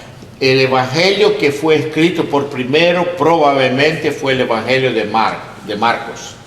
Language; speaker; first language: Spanish; non-native, learner; English